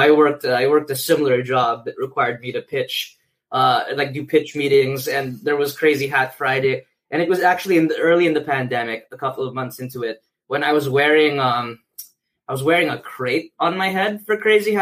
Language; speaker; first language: English; non-native, local second language; Filipino